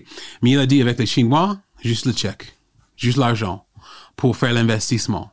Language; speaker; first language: French; non-native, fluent; English